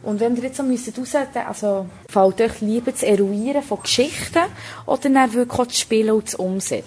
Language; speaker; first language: German; native; German